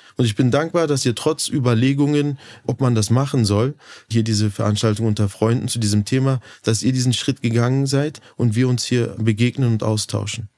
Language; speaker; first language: German; early bilingual, other home language; Turkish